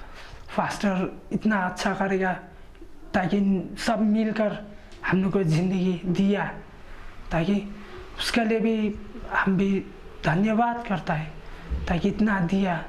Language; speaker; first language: Hindi; non-native, local second language; Khasi